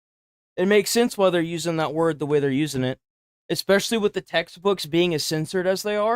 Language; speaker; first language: English; native; English